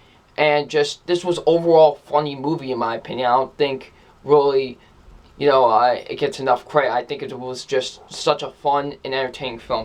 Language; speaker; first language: English; native; English